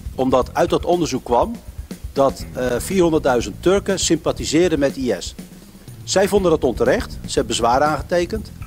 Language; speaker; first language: Dutch; early bilingual, other home language; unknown